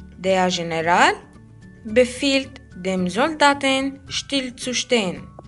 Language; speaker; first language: German; non-native, fluent; Arabic